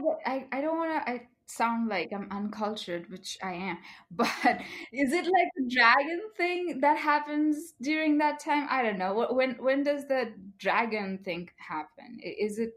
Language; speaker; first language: English; non-native, local second language; Bangla